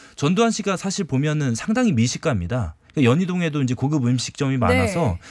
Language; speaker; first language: Korean; native; Korean